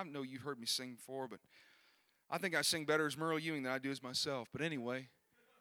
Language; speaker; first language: English; native; English